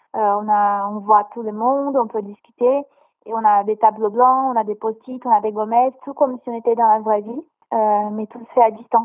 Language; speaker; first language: French; non-native, fluent; Portuguese